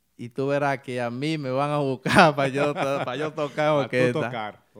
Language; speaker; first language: Spanish; native; Spanish